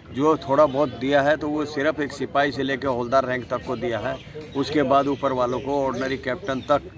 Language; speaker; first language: Hindi; native; Hindi